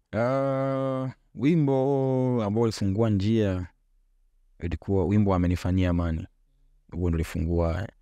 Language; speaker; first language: Swahili; native; Swahili